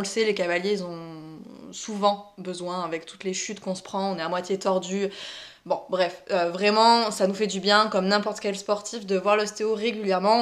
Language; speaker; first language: French; native; French